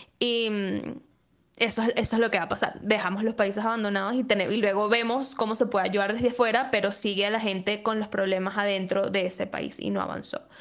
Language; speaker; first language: Spanish; native; Spanish